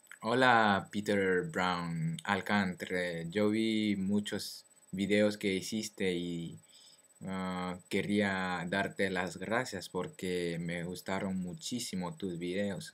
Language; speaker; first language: Spanish; non-native, learner; French